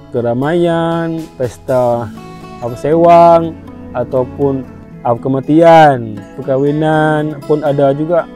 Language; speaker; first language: Malay; non-native, local second language; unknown